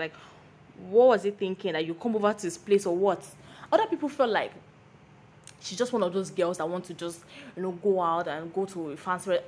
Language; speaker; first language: English; non-native, local second language; Yoruba